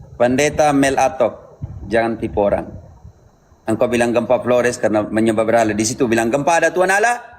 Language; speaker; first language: Indonesian; native; Indonesian